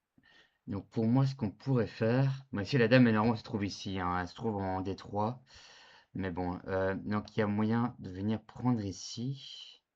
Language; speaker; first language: French; native; French